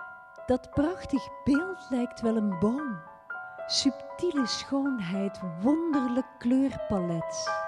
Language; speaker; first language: Dutch; native; Dutch